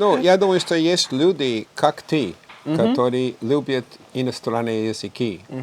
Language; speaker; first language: Russian; non-native, fluent; English